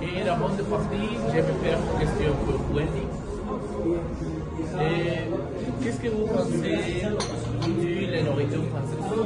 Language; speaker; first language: French; non-native, learner; Spanish